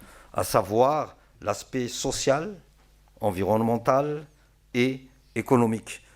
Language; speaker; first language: French; non-native, local second language; Malagasy